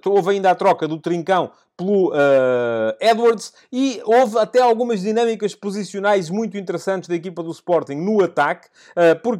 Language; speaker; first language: Portuguese; native; Portuguese